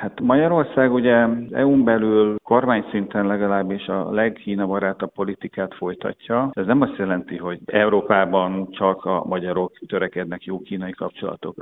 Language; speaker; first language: Hungarian; native; Hungarian